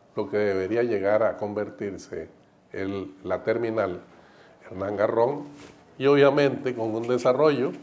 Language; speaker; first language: Spanish; native; Spanish